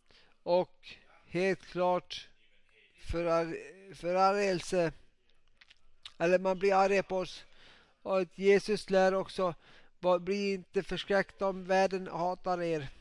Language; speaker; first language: Swedish; non-native, local second language; Finnish